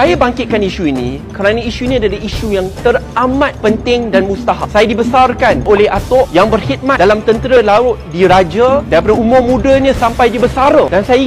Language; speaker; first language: Malay; native; Malay